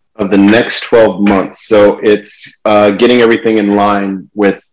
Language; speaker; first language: English; native; English